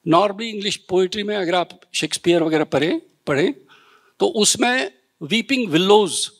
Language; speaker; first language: Hindi; native; Hindi